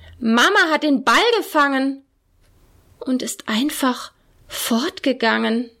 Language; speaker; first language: German; native; German